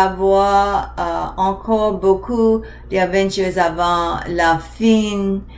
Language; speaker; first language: French; non-native, learner; English